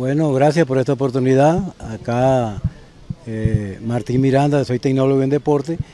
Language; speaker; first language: Spanish; native; Spanish